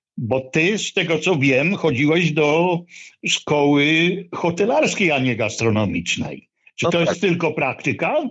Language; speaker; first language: Polish; native; Polish